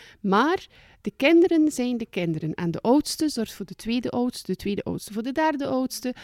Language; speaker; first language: Dutch; native; Dutch